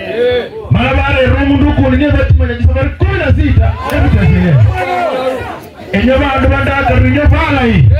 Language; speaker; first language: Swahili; non-native, local second language; Luyia